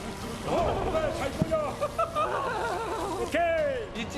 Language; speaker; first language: Japanese; native; Japanese